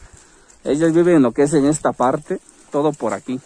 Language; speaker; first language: Spanish; native; Spanish